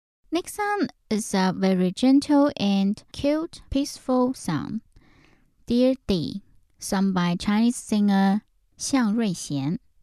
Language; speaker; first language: English; non-native, fluent; Chinese